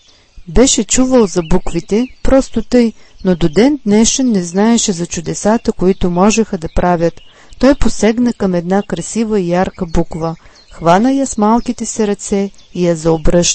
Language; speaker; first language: Bulgarian; native; Bulgarian